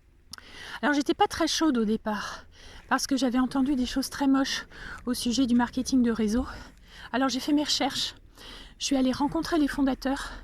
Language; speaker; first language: French; native; French